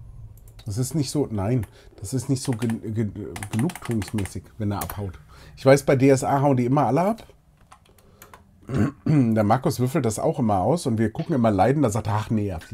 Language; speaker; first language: German; native; German